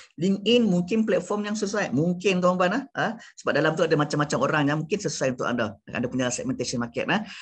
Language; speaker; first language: Malay; native; Malay